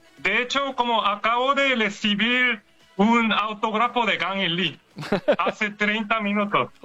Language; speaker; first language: Spanish; non-native, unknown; Korean